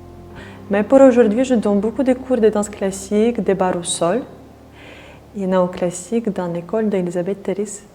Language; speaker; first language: French; non-native, fluent; Russian